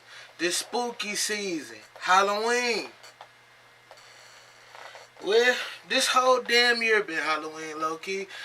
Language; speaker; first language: English; native; English